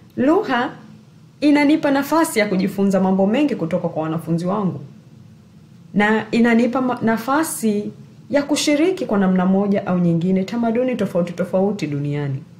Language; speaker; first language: Swahili; native; Swahili